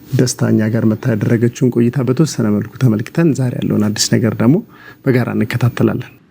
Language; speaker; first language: Amharic; native; Amharic